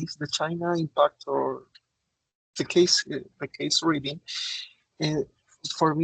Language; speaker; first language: English; non-native, learner; Spanish